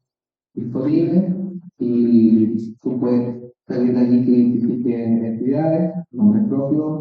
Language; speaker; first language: Spanish; native; Spanish